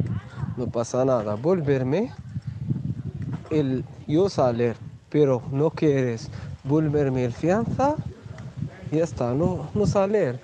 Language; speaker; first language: Spanish; non-native, learner; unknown